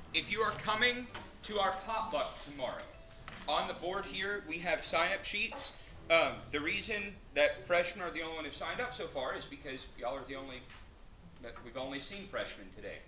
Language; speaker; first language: English; native; English